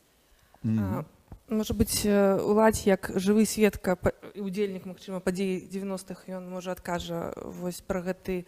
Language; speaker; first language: Polish; non-native, learner; Belarusian